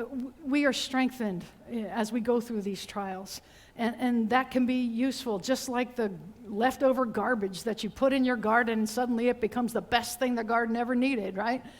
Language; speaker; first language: English; native; English